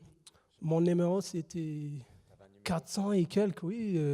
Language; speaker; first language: French; non-native, fluent; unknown